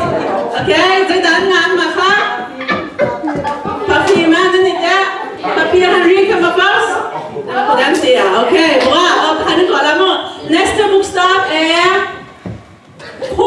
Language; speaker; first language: Norwegian; non-native, fluent; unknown